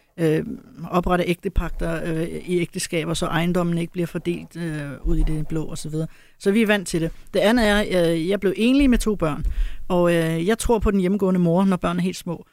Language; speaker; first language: Danish; early bilingual, other home language; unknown